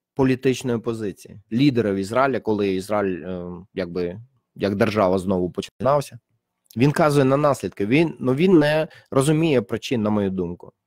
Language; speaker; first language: Ukrainian; native; Ukrainian